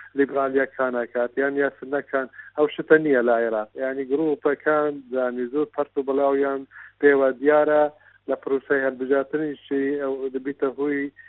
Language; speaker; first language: Central Kurdish; non-native, local second language; Kurdish